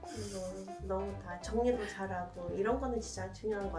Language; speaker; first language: Korean; non-native, fluent; Ukrainian